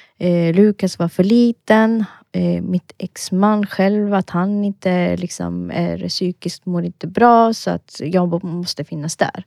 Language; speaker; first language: Swedish; early bilingual, other home language; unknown